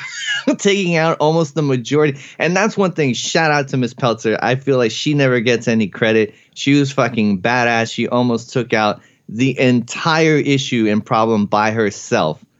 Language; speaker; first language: English; early bilingual, other home language; Spanish